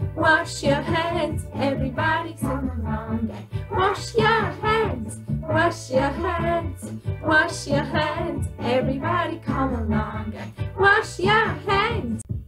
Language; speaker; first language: English; non-native, fluent; Polish